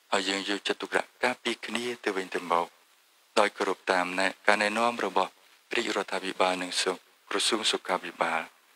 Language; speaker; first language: Khmer; native; Khmer